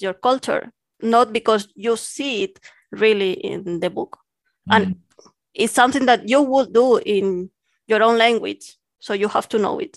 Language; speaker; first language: English; non-native, fluent; Catalan